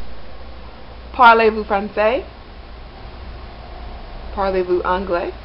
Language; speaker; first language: French; non-native, learner; English